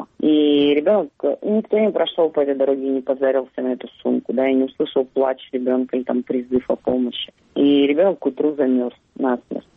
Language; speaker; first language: Russian; native; Russian